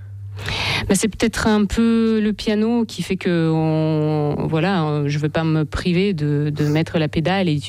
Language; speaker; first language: French; non-native, fluent; Russian